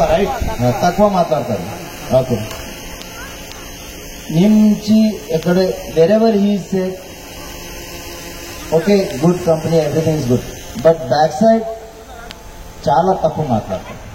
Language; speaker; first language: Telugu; non-native, learner; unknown